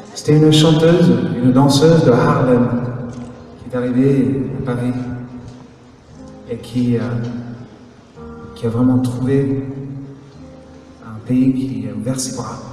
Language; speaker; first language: French; non-native, fluent; English